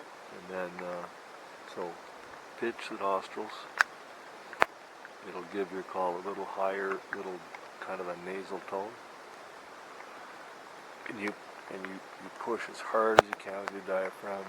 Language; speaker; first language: English; native; English